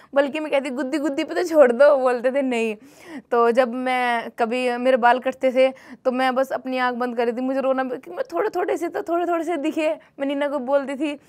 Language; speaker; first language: Hindi; native; Hindi